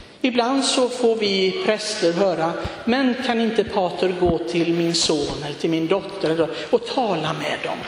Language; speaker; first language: Swedish; non-native, fluent; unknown